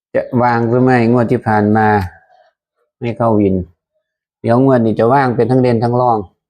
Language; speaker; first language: Thai; native; Thai